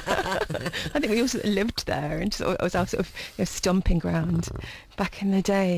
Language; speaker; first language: English; native; English